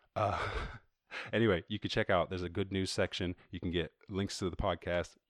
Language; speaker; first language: English; native; English